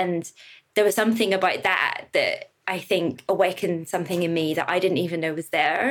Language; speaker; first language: English; native; English